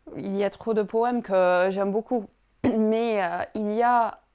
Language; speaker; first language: French; non-native, fluent; English